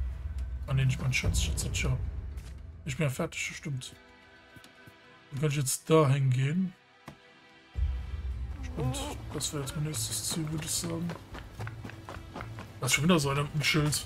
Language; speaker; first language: German; native; German